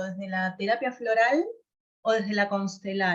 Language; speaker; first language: Spanish; native; Spanish